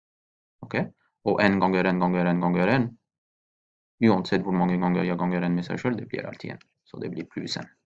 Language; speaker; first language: Norwegian; non-native, fluent; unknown